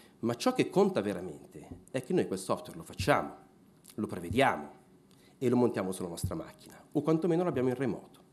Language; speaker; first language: Italian; native; Italian